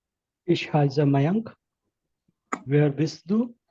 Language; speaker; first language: German; non-native, learner; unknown